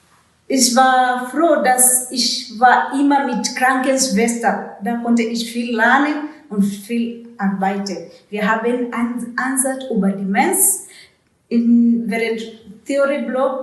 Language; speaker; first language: German; non-native, learner; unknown